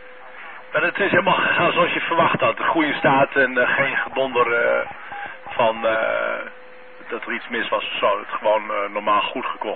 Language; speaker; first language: Dutch; native; Dutch